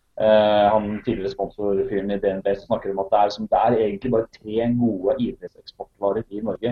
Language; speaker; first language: Norwegian; native; Norwegian